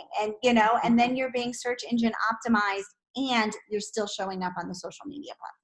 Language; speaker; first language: English; native; English